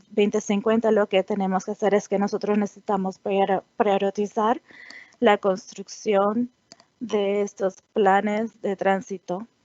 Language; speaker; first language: Spanish; non-native, fluent; English